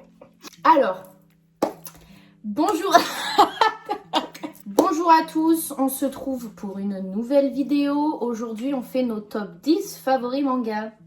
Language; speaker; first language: French; native; French